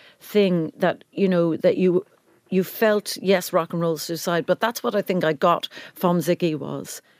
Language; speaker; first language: English; native; English